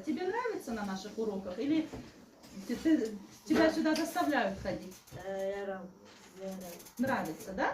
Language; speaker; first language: Russian; native; Russian